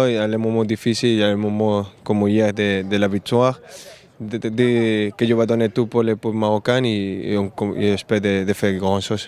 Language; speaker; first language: French; non-native, local second language; Arabic